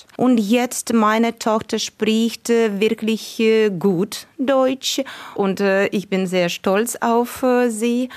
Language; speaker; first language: German; non-native, learner; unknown